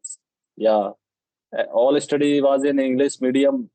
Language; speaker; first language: English; non-native, local second language; Hindi